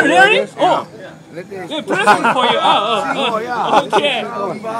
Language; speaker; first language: English; non-native, learner; Japanese